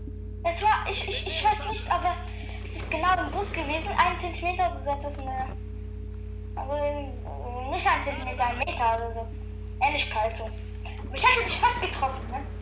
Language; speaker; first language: German; non-native, fluent; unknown